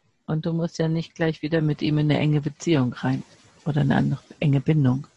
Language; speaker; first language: German; native; German